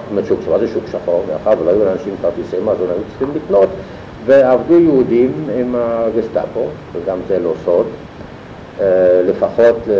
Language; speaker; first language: Hebrew; non-native, fluent; German